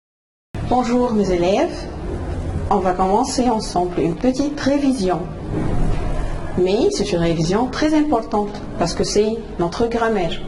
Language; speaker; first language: French; non-native, fluent; Arabic